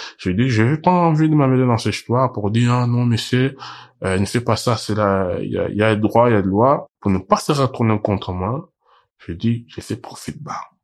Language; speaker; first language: French; non-native, local second language; Portuguese